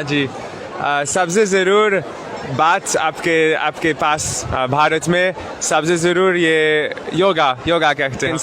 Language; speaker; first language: Hindi; non-native, learner; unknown